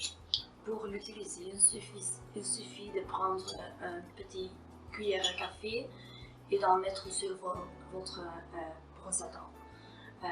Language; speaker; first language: French; non-native, fluent; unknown